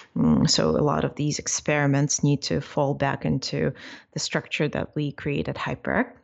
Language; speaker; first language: English; non-native, fluent; Russian